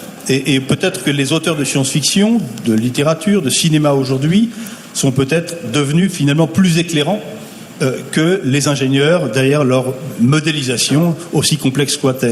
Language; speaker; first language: French; native; French